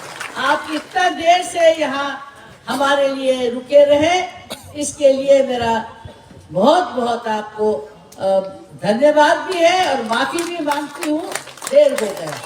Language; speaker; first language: Hindi; non-native, local second language; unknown